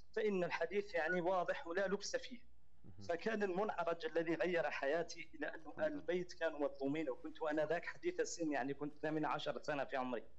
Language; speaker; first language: Arabic; native; Arabic